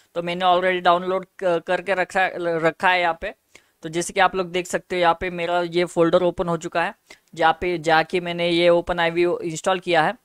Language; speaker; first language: Hindi; native; Hindi